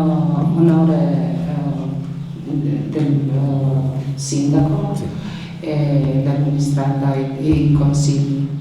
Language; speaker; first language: Italian; non-native, learner; Albanian